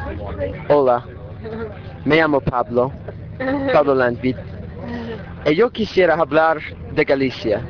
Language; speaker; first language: Spanish; non-native, learner; English